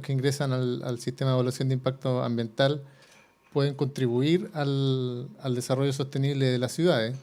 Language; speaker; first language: Spanish; native; Spanish